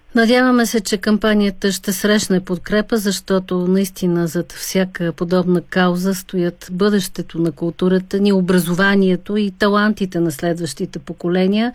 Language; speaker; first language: Bulgarian; native; Bulgarian